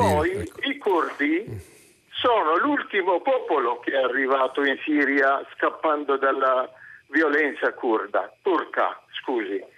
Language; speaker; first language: Italian; non-native, fluent; Arabic